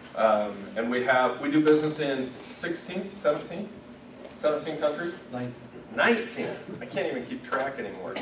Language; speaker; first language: English; native; English